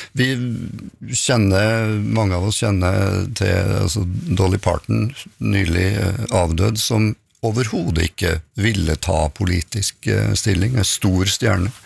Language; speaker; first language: Norwegian; native; Norwegian